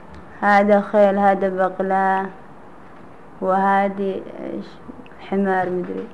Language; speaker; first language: Arabic; non-native, learner; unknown